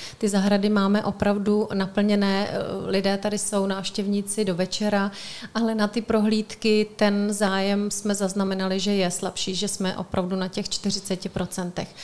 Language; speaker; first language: Czech; native; Czech